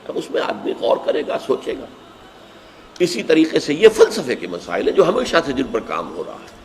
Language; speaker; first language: Urdu; native; Urdu